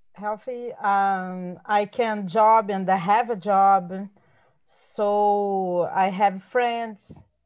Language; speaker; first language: English; non-native, learner; Portuguese